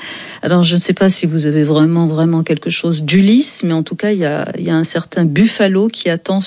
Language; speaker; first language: French; native; French